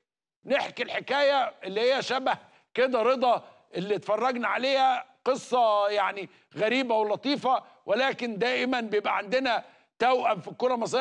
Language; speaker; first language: Arabic; native; Arabic